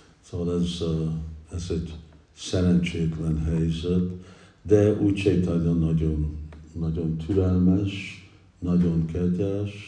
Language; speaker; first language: Hungarian; early bilingual, heritage; English